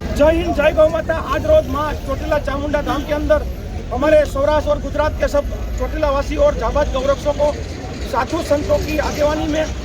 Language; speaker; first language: Hindi; non-native, local second language; Gujarati